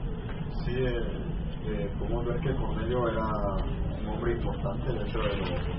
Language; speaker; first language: Spanish; native; Spanish